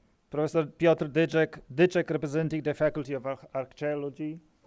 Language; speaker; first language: English; non-native, fluent; Polish